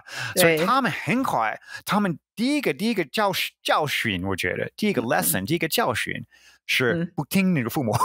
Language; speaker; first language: Chinese; non-native, fluent; English